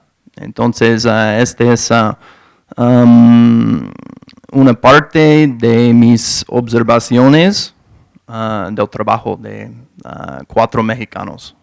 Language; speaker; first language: Spanish; non-native, fluent; English